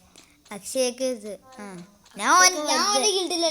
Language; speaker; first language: Malayalam; native; Malayalam